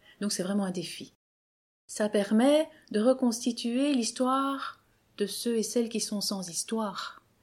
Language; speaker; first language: French; native; French